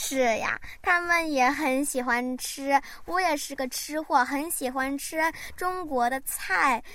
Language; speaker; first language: Chinese; early bilingual, heritage; Chinese